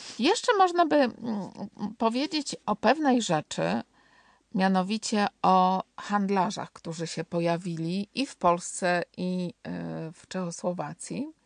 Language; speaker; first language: Polish; native; Polish